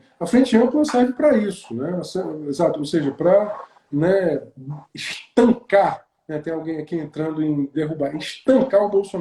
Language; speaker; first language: Portuguese; native; Portuguese